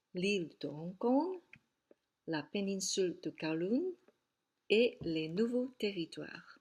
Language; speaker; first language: French; non-native, fluent; Cantonese